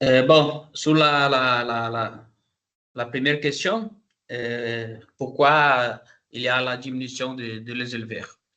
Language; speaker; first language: French; non-native, learner; Portuguese